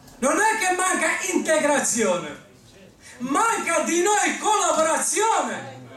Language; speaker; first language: Italian; non-native, fluent; Albanian